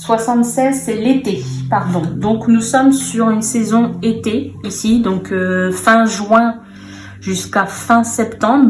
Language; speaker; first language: French; native; French